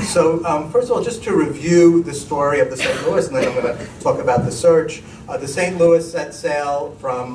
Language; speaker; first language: English; native; English